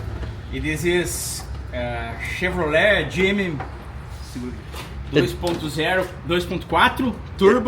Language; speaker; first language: English; non-native, learner; Portuguese